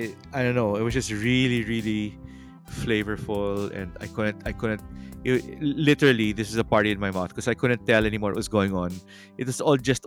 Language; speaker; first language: English; non-native, local second language; Filipino